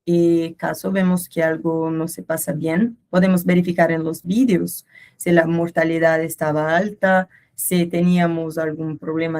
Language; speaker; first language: Spanish; non-native, learner; Portuguese